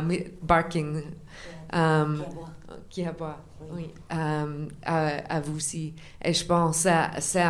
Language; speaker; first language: French; non-native, local second language; English